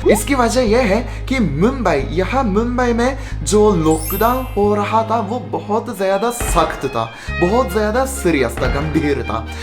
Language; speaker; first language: Hindi; non-native, fluent; Japanese